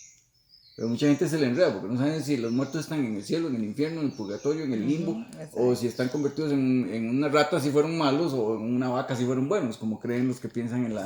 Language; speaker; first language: Spanish; native; Spanish